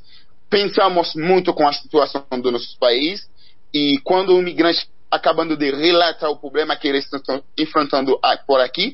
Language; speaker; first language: Portuguese; non-native, learner; Haitian Creole